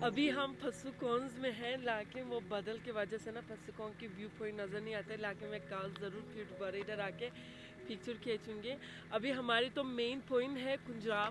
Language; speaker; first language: Hindi; non-native, fluent; Turkish